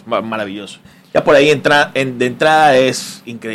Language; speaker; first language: Spanish; native; Spanish